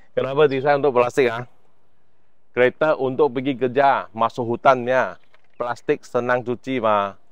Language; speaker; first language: Malay; non-native, local second language; Chinese